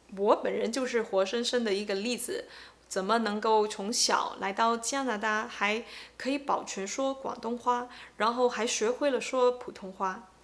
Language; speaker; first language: Chinese; early bilingual, heritage; Chinese